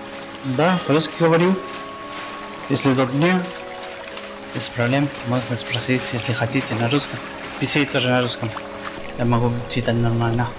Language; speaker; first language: Russian; non-native, learner; Spanish